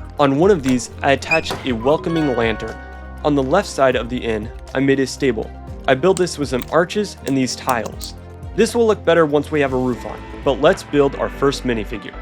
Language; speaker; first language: English; native; English